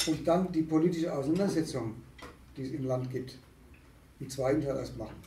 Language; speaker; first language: German; native; German